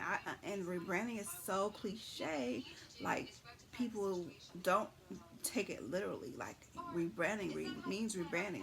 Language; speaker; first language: English; native; English